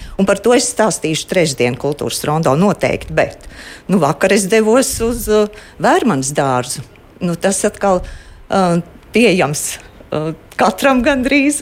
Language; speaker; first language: Latvian; native; Latvian